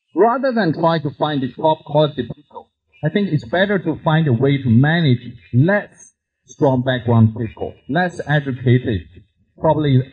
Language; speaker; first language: English; non-native, fluent; Chinese